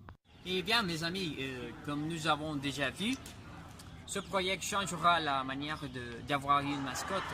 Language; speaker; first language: French; non-native, learner; Spanish